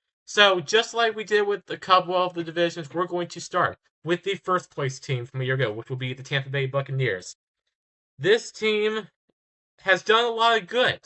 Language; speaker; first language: English; native; English